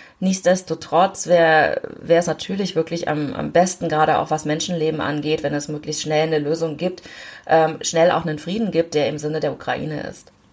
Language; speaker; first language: German; early bilingual, other home language; Korean